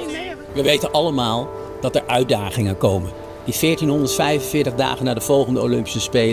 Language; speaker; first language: Dutch; native; Dutch